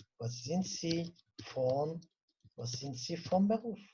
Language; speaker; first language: German; non-native, fluent; Turkish